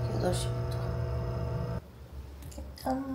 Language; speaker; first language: Korean; non-native, learner; Ukrainian